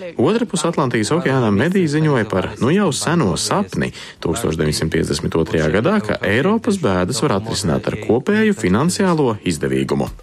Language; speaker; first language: Latvian; early bilingual, heritage; Latvian